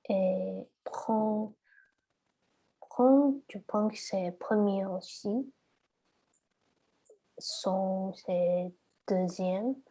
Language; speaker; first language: French; non-native, learner; Chinese